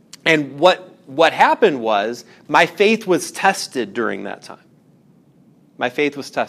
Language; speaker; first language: English; native; English